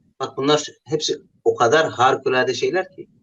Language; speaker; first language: Turkish; native; Turkish